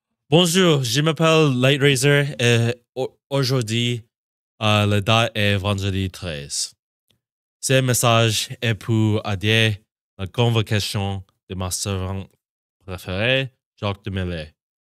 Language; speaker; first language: French; non-native, learner; English